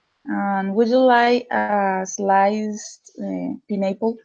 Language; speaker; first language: English; non-native, learner; Spanish